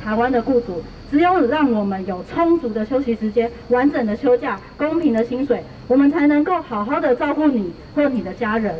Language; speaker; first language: Chinese; non-native, fluent; Indonesian